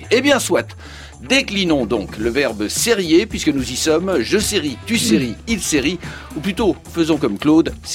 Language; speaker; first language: French; native; French